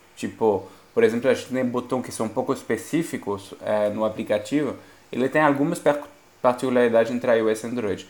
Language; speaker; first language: Portuguese; non-native, fluent; French